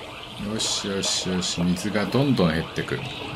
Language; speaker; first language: Japanese; native; Japanese